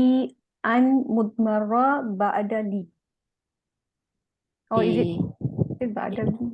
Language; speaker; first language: Arabic; non-native, learner; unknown